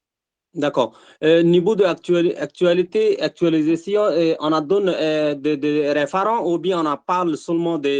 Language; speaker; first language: French; non-native, learner; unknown